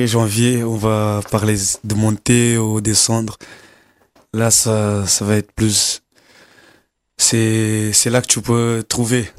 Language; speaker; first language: French; non-native, learner; Kabuverdianu